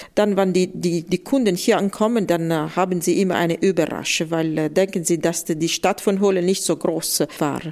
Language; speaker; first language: German; non-native, fluent; Italian